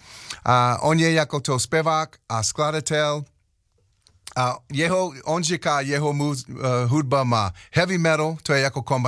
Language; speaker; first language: Czech; non-native, learner; English